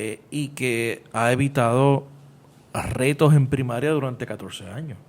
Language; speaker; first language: Spanish; native; Spanish